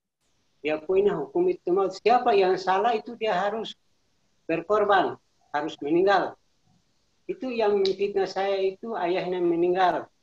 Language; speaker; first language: Indonesian; non-native, local second language; Tetum